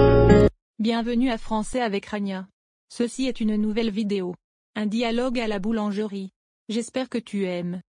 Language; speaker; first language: French; non-native, fluent; Arabic